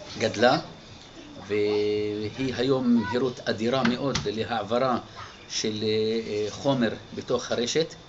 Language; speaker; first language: Hebrew; non-native, local second language; Arabic